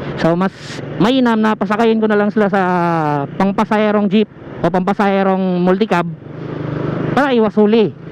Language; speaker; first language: Filipino; non-native, local second language; Cebuano